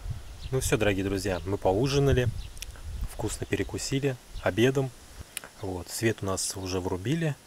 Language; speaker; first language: Russian; native; Russian